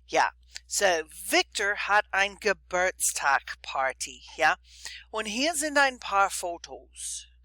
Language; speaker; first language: German; non-native, fluent; English